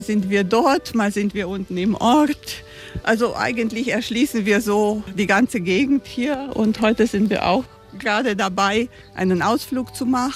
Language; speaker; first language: German; non-native, fluent; Romanian